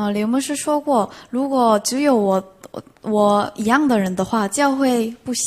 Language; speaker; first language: Chinese; non-native, fluent; Korean